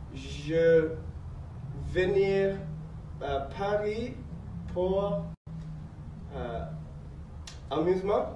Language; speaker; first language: French; non-native, learner; English